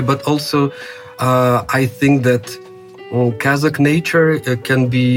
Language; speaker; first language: English; non-native, fluent; Kazakh